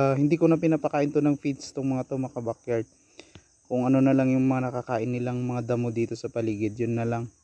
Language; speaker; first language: Filipino; non-native, local second language; Iloko